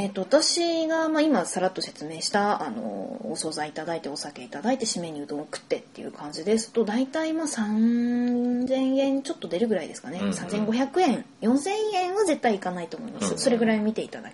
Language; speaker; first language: Japanese; native; Japanese